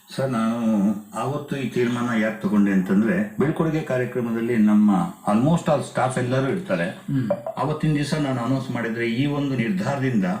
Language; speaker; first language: Kannada; native; Kannada